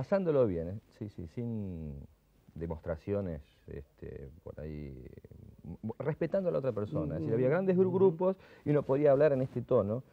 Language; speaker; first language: Spanish; native; Spanish